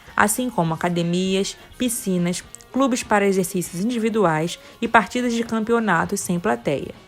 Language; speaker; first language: Portuguese; native; Portuguese